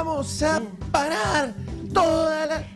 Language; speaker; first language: Spanish; native; Spanish